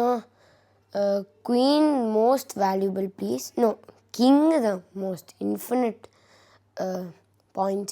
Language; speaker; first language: Tamil; early bilingual, heritage; Tamil